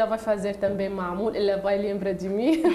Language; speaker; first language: Portuguese; non-native, learner; Arabic